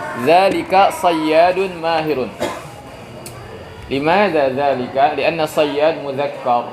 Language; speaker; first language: Arabic; non-native, fluent; Indonesian